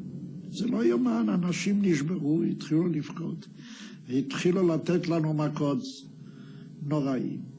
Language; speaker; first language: Hebrew; non-native, fluent; Yiddish